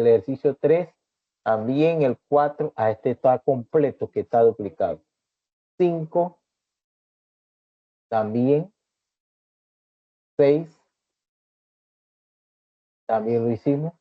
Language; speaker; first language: Spanish; native; Spanish